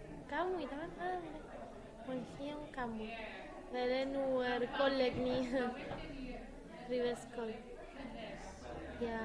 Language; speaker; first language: Welsh; non-native, learner; Spanish